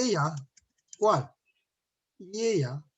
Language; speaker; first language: Spanish; non-native, learner; Korean